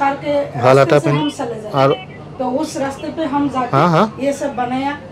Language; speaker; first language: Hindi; non-native, local second language; Assamese